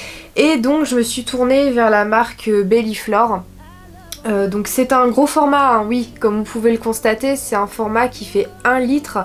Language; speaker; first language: French; native; French